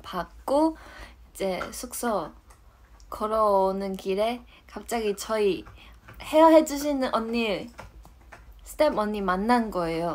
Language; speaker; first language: Korean; non-native, fluent; Chinese